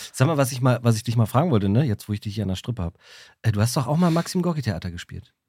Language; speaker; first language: German; native; German